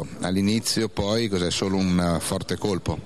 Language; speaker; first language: Italian; native; Italian